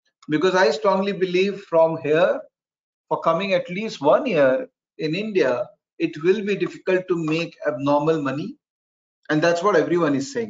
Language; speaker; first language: English; non-native, local second language; Hindi